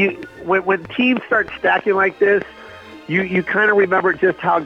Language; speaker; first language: English; native; English